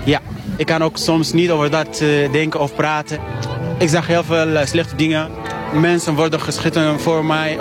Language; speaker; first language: Dutch; non-native, fluent; Arabic